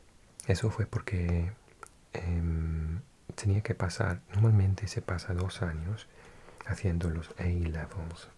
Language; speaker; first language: Spanish; non-native, fluent; English